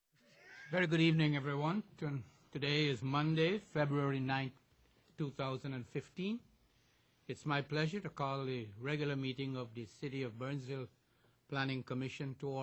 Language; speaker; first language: English; native; English